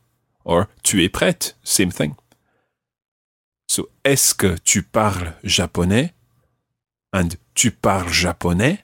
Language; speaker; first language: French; non-native, fluent; English